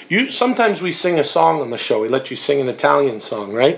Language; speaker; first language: English; native; English